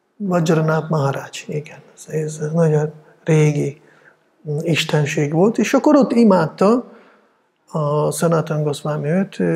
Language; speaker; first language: Hungarian; non-native, fluent; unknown